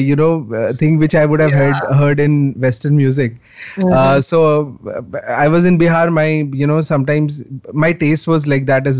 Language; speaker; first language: English; non-native, local second language; Hindi